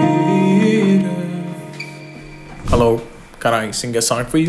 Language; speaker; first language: English; non-native, learner; Persian